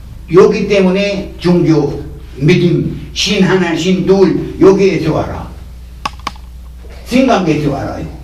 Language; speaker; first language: Korean; non-native, learner; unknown